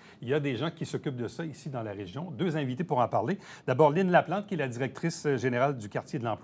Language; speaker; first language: French; native; French